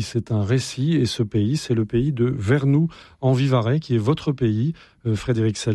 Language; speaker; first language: French; native; French